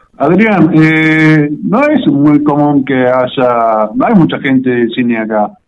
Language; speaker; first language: Spanish; native; Spanish